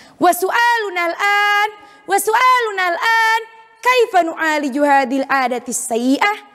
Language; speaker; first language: Arabic; non-native, fluent; Indonesian